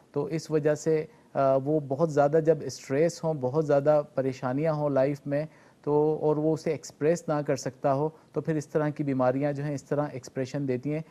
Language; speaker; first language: Urdu; non-native, local second language; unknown